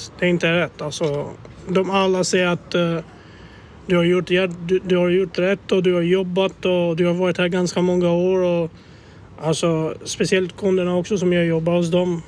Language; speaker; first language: Swedish; non-native, fluent; Albanian